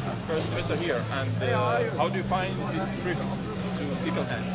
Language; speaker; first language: English; non-native, learner; Russian